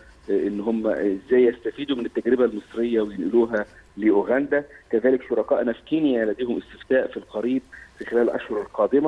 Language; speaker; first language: Arabic; native; Arabic